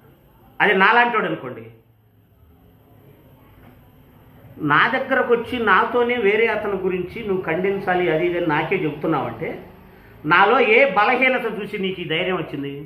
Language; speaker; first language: Telugu; native; Telugu